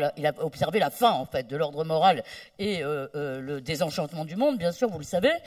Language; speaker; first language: French; native; French